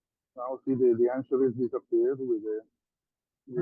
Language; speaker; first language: English; non-native, learner; Italian